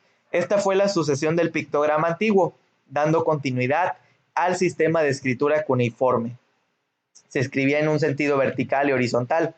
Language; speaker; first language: Spanish; native; Spanish